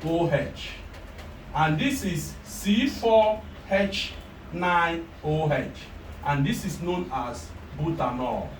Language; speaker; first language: English; non-native, local second language; Igbo